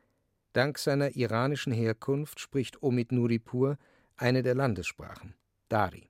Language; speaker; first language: German; native; German